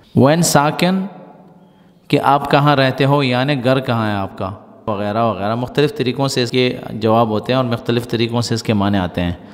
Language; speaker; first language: Urdu; non-native, local second language; Pashto